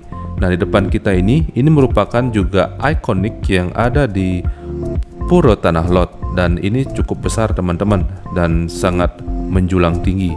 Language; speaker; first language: Indonesian; native; Indonesian